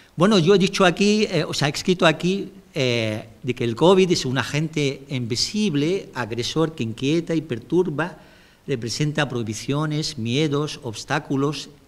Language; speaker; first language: Spanish; non-native, fluent; Arabic